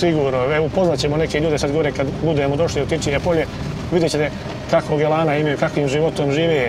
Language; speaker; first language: Croatian; native; Croatian